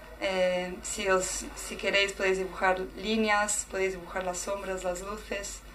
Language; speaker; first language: Spanish; non-native, fluent; Portuguese